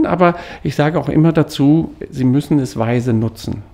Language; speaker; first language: German; native; German